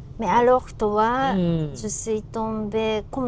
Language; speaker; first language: French; non-native, learner; Japanese